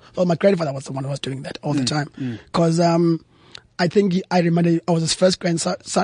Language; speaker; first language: English; non-native, local second language; Xhosa